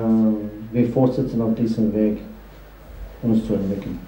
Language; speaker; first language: German; non-native, fluent; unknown